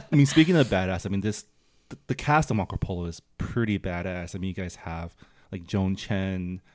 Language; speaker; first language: English; early bilingual, other home language; Chinese